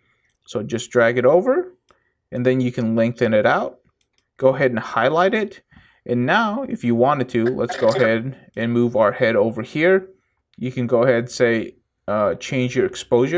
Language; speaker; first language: English; native; English